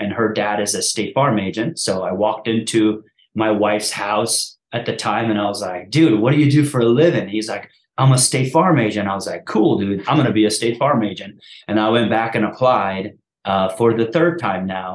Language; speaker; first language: English; early bilingual, other home language; Persian